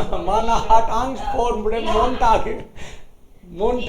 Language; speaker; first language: German; non-native, fluent; Hindi